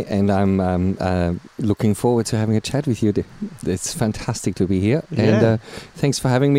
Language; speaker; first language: English; non-native, fluent; German